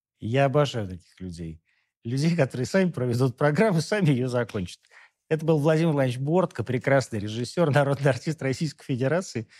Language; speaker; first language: Russian; native; Russian